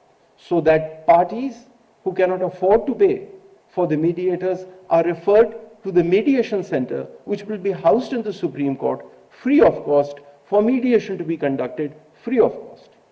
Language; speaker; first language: English; non-native, local second language; Urdu